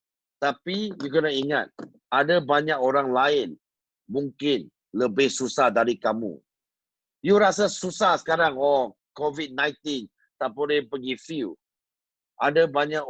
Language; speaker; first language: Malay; non-native, local second language; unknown